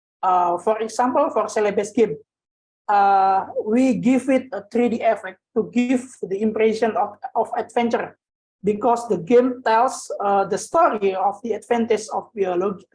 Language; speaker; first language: English; non-native, learner; Indonesian